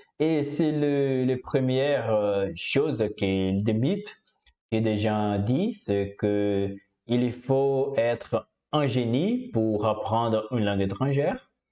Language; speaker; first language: French; non-native, fluent; Portuguese